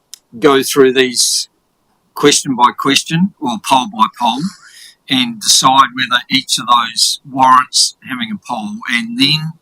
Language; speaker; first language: English; native; English